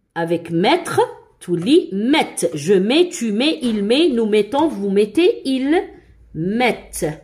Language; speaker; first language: French; non-native, local second language; Arabic